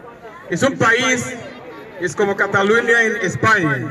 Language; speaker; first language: Spanish; non-native, learner; Igbo